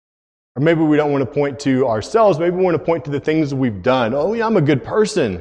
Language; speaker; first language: English; native; English